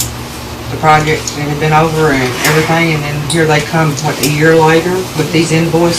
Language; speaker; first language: English; native; English